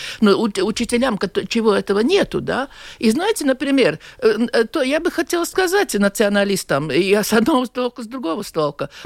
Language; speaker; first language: Russian; non-native, local second language; Latvian